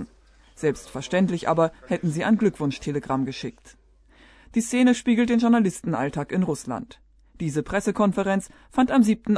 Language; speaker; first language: German; native; German